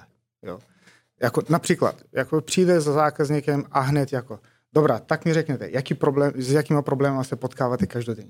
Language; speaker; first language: Czech; non-native, fluent; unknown